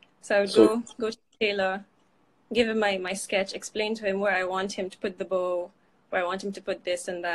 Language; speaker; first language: English; non-native, local second language; Fula